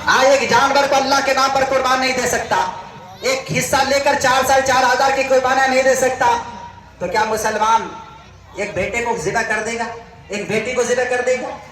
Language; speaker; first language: Urdu; native; Urdu